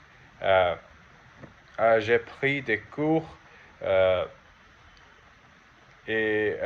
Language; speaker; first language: French; non-native, learner; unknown